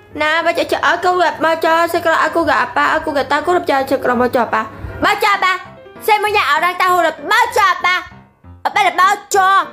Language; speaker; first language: Indonesian; non-native, learner; Vietnamese